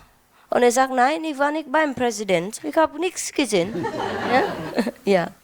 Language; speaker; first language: German; non-native, learner; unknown